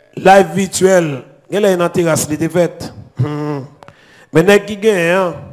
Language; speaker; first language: French; non-native, local second language; Haitian Creole